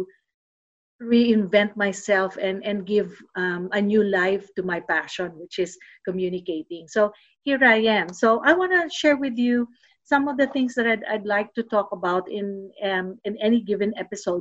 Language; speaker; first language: English; non-native, local second language; Filipino